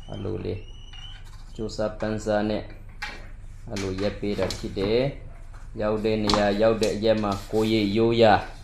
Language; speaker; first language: Burmese; non-native, local second language; Tedim Chin